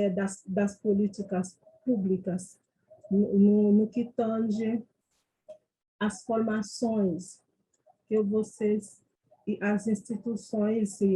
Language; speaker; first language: Portuguese; non-native, fluent; Haitian Creole